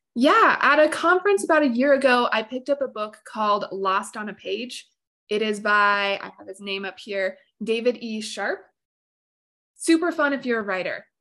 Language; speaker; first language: English; native; English